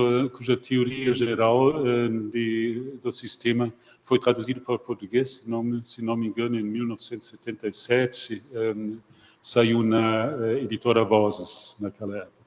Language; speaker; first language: Portuguese; non-native, fluent; German